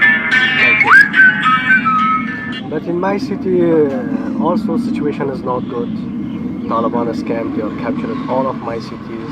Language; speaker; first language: English; non-native, learner; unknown